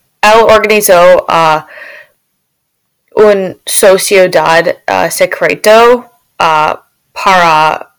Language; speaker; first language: Spanish; non-native, learner; English